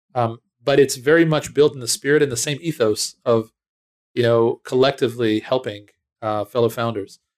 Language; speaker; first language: English; native; English